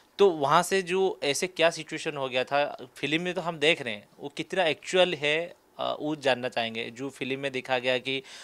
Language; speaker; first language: Hindi; non-native, local second language; Odia